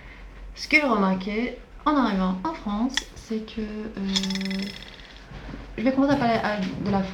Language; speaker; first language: French; non-native, fluent; Swedish